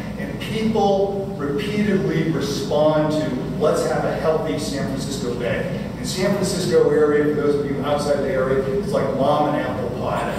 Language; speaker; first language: English; native; English